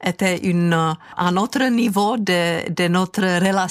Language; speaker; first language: French; non-native, fluent; Czech